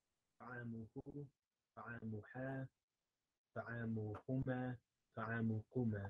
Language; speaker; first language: Arabic; non-native, learner; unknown